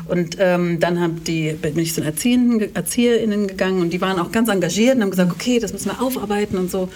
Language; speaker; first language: German; native; German